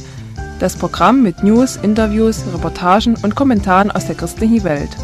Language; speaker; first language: German; native; German